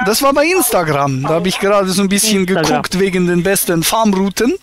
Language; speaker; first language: German; native; German